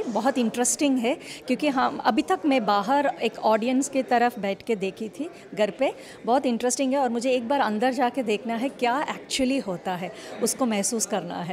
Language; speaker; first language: Hindi; non-native, local second language; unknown